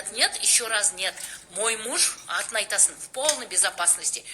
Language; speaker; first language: Russian; non-native, local second language; Kazakh